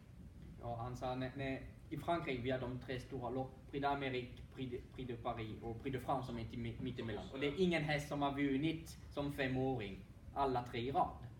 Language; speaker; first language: Swedish; non-native, fluent; French